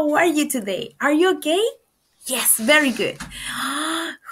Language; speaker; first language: English; non-native, fluent; Spanish